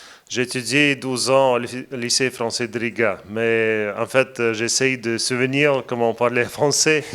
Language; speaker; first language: French; non-native, fluent; Latvian